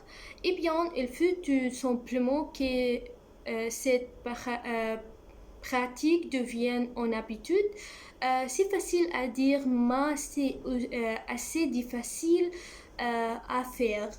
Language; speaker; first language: French; non-native, learner; Arabic